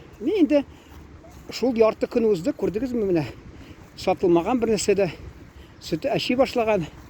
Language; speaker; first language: Tatar; native; Tatar